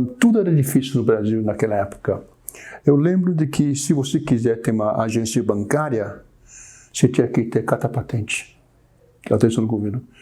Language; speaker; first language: Portuguese; early bilingual, other home language; Chinese